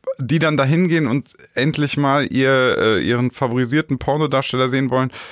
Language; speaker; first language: German; native; German